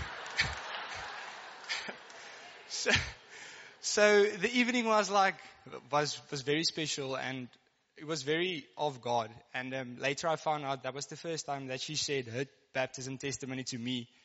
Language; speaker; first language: English; non-native, local second language; Afrikaans